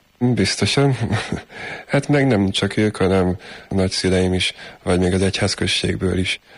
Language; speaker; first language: Hungarian; native; Hungarian